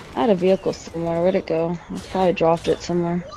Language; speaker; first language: English; native; English